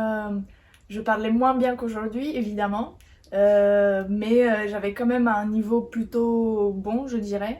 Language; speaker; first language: French; native; French